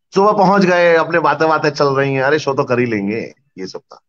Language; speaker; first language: Hindi; native; Hindi